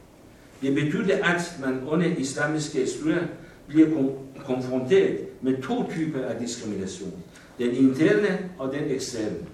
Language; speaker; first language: Danish; non-native, fluent; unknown